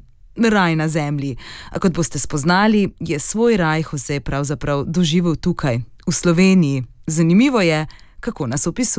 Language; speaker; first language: Slovenian; native; Slovenian